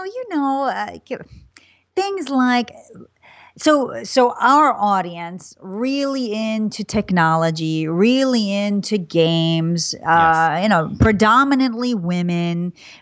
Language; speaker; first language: English; native; English